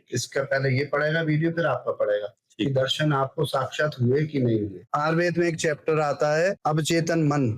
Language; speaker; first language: Hindi; native; Hindi